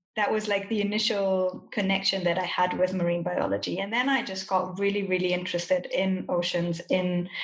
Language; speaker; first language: English; non-native, fluent; German